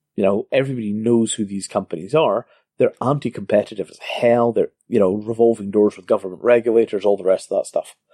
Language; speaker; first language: English; native; English